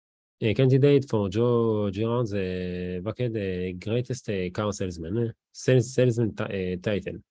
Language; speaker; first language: English; non-native, learner; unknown